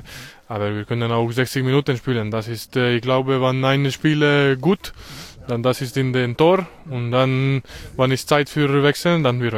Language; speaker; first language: German; non-native, learner; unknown